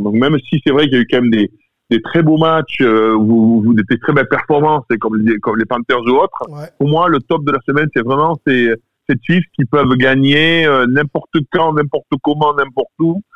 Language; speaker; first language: French; native; French